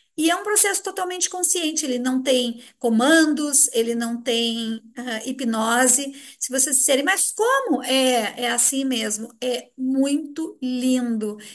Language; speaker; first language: Portuguese; native; Portuguese